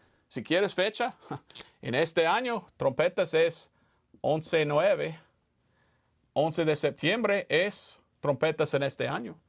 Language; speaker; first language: Spanish; non-native, fluent; English